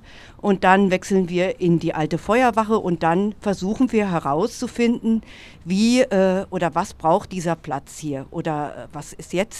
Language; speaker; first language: German; native; German